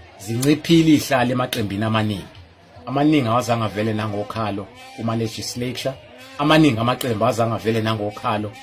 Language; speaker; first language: Zulu; native; Zulu